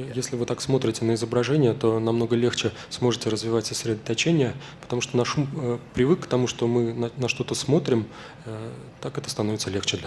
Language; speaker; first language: Russian; native; Russian